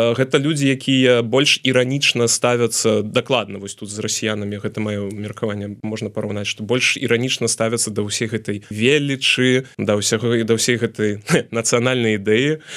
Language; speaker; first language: Belarusian; non-native, local second language; Russian